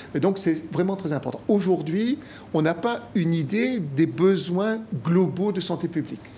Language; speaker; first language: French; native; French